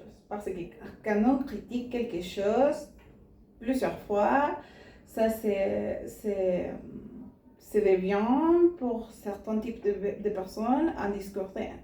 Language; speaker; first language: French; non-native, learner; Spanish